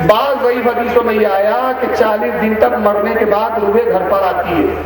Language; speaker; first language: Urdu; native; Urdu